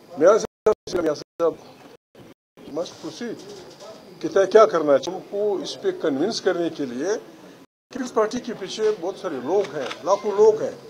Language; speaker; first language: Urdu; non-native, local second language; Pashto